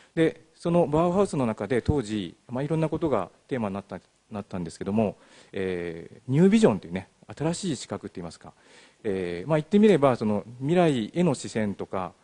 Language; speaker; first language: Japanese; native; Japanese